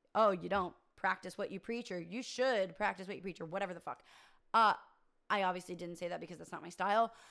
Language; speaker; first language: English; native; English